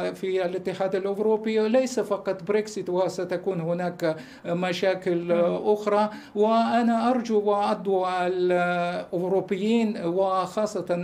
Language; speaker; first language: Arabic; non-native, fluent; Russian